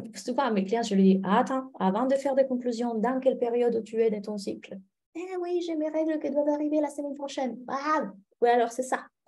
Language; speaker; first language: French; non-native, fluent; Italian